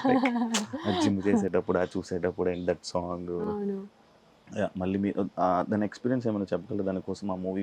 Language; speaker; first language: Telugu; native; Telugu